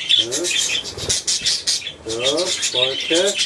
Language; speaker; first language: German; native; German